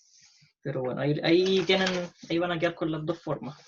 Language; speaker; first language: Spanish; native; Spanish